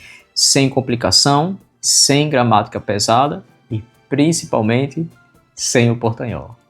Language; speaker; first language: Portuguese; non-native, fluent; Spanish